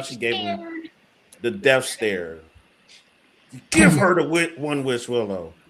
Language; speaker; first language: English; native; English